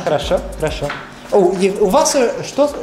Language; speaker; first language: Russian; non-native, learner; Italian